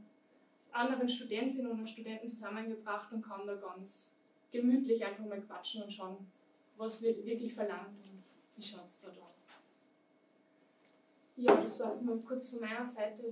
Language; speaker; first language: German; native; German